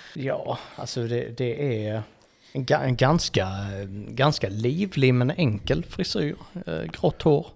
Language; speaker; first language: Swedish; native; Swedish